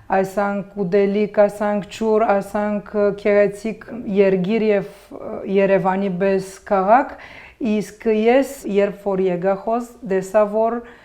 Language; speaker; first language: Armenian; early bilingual, heritage; Armenian